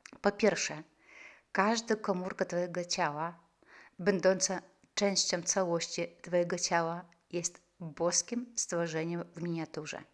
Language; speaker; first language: Polish; non-native, fluent; Russian